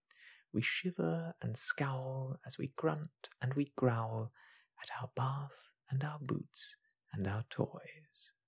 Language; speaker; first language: English; native; English